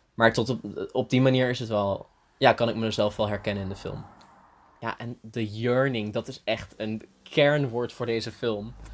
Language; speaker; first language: Dutch; early bilingual, heritage; Dutch